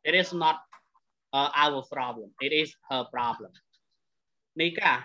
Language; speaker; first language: English; non-native, fluent; Khmer